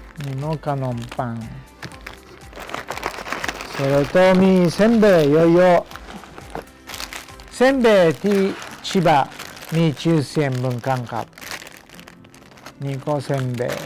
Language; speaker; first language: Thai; non-native, fluent; Japanese